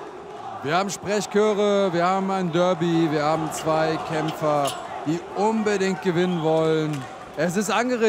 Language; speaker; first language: German; native; German